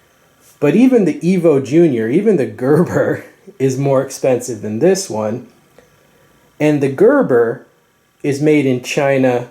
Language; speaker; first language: English; native; English